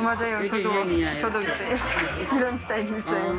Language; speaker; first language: Korean; non-native, learner; French